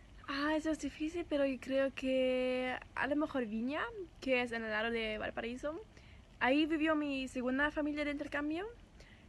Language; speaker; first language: Spanish; non-native, fluent; German